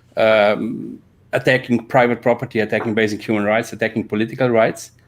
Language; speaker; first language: English; non-native, fluent; Slovenian